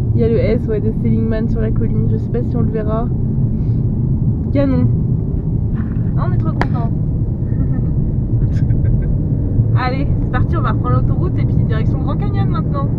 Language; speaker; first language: French; native; French